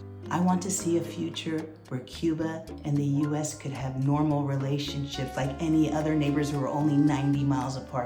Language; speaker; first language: English; early bilingual, other home language; Spanish